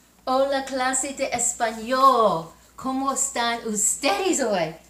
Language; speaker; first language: Spanish; non-native, learner; English